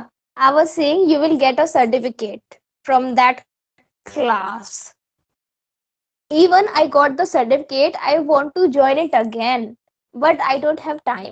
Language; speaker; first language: English; non-native, local second language; Hindi